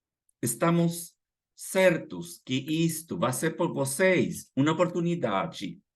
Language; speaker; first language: Portuguese; non-native, fluent; Spanish